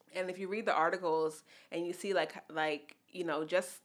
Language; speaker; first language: English; native; English